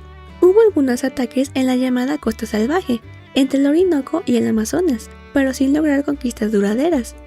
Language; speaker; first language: Spanish; native; Spanish